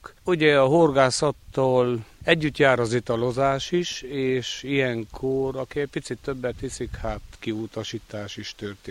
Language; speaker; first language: Hungarian; native; Hungarian